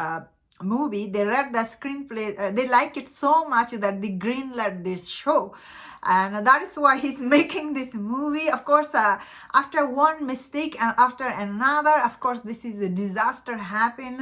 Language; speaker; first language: English; non-native, fluent; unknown